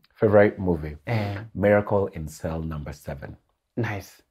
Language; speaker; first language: English; non-native, local second language; Swahili